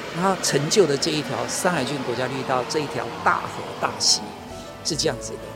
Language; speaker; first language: Min Nan Chinese; native; Min Nan Chinese